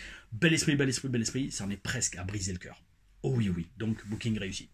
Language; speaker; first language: French; native; French